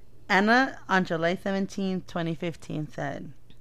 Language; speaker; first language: English; early bilingual, other home language; Spanish